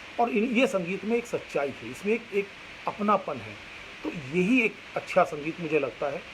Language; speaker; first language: Hindi; non-native, local second language; Bangla